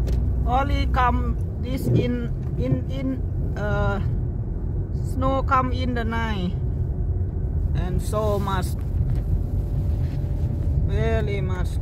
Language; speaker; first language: English; non-native, learner; Thai